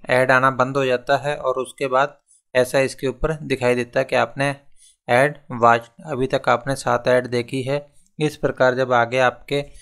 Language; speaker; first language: Hindi; non-native, local second language; Punjabi